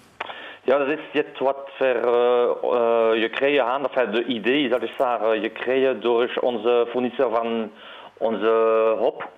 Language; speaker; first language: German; non-native, learner; Dutch